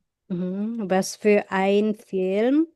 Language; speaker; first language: German; non-native, fluent; Filipino